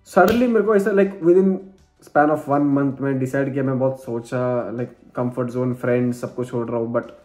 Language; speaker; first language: Hindi; non-native, local second language; Malayalam